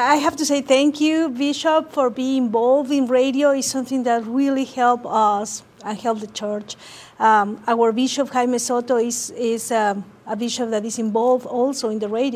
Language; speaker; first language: English; non-native, fluent; Spanish